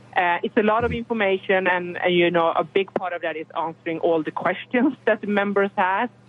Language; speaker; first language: English; non-native, fluent; Swedish